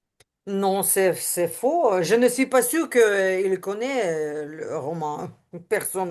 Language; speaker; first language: French; non-native, learner; Ukrainian